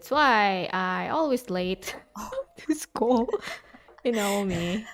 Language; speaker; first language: English; non-native, fluent; Indonesian